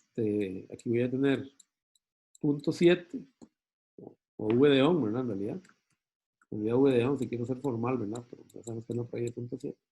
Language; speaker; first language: Spanish; native; Spanish